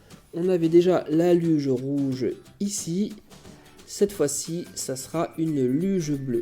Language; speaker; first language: French; native; French